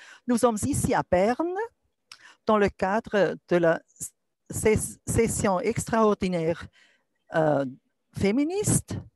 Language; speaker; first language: French; non-native, local second language; German